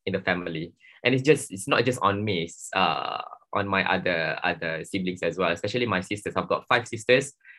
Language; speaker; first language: English; non-native, local second language; Malay